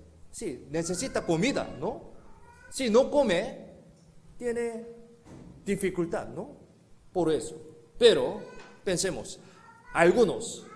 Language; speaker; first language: Spanish; non-native, learner; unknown